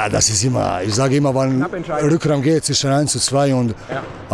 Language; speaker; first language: German; non-native, learner; Croatian